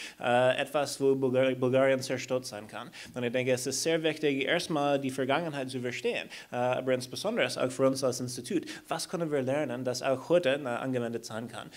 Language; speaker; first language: German; non-native, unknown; English